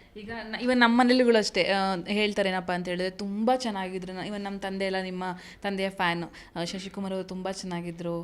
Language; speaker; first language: Kannada; native; Kannada